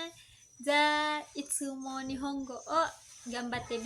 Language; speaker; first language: Japanese; non-native, learner; Indonesian